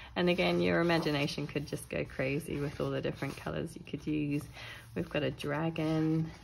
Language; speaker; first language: English; native; English